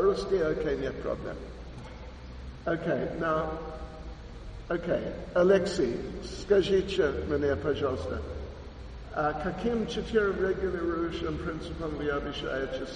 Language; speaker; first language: Russian; non-native, learner; English